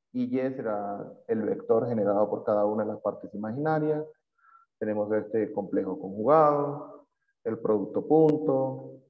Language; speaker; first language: Spanish; native; Spanish